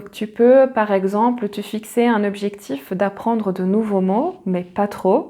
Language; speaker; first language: French; native; French